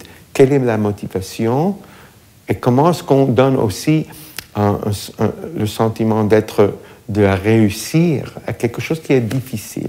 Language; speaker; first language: French; non-native, fluent; English